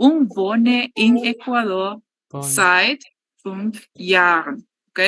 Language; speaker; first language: German; non-native, learner; Spanish